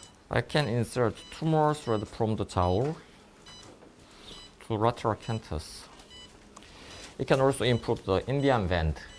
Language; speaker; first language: English; non-native, fluent; Korean